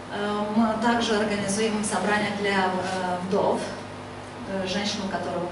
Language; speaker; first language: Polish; non-native, learner; Russian